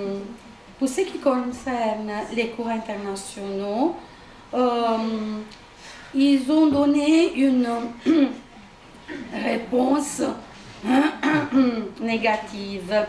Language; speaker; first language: French; non-native, fluent; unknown